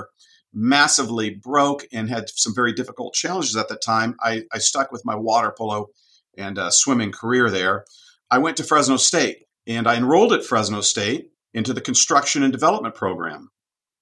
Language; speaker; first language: English; native; English